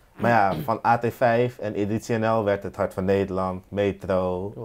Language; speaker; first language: Dutch; native; Dutch